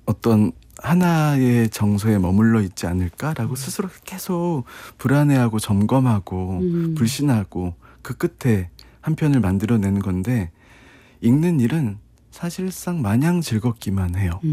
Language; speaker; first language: Korean; native; Korean